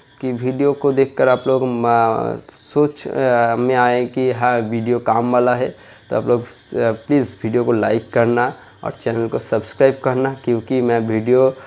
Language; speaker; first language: Hindi; non-native, local second language; Bangla